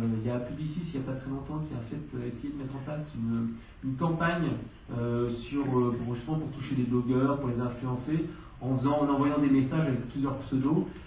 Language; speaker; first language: French; native; French